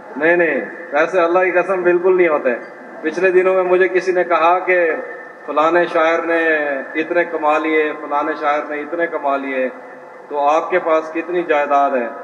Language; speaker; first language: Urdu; non-native, local second language; Saraiki